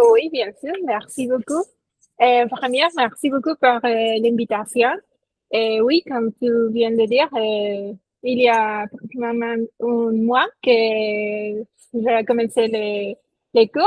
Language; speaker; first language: French; non-native, fluent; Spanish